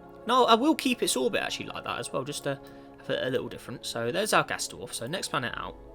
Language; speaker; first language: English; native; English